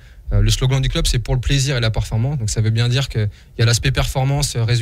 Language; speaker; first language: French; native; French